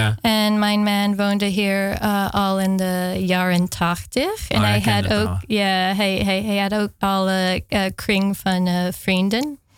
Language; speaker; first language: Dutch; non-native, fluent; English